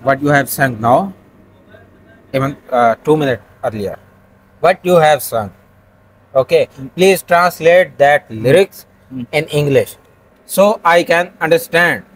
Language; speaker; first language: English; non-native, learner; Urdu